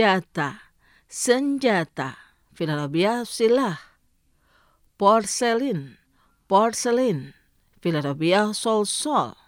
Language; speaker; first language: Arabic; non-native, fluent; Indonesian